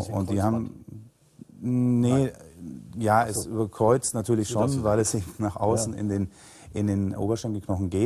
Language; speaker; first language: German; native; German